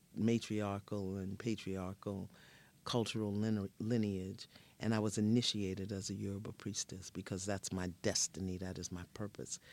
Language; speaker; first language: English; native; English